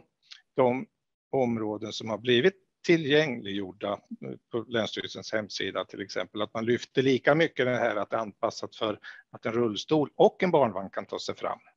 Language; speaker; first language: Swedish; native; Swedish